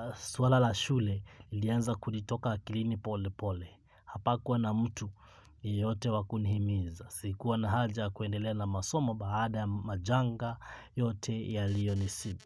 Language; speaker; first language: Swahili; non-native, local second language; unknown